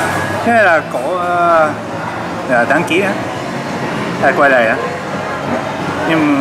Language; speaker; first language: Vietnamese; non-native, learner; Japanese